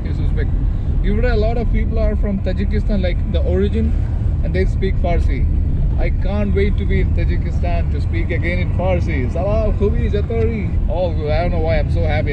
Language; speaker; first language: English; non-native, local second language; Malayalam